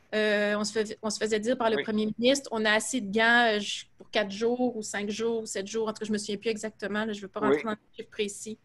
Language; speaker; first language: French; native; French